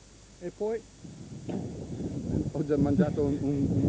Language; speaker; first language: Italian; non-native, learner; English